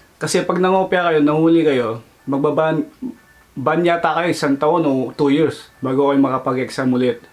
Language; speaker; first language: Filipino; native; Filipino